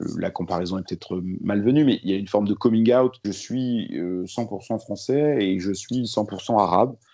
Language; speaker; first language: French; early bilingual, other home language; Arabic